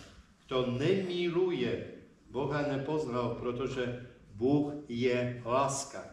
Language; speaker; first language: Czech; non-native, fluent; Polish